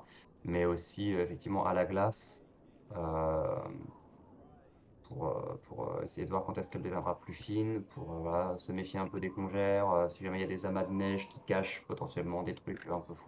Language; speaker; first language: French; native; French